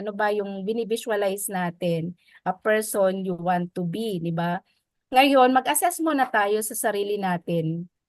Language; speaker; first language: Filipino; non-native, local second language; Waray